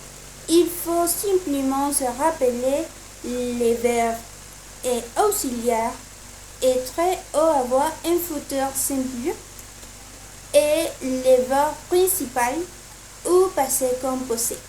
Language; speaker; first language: French; non-native, learner; Spanish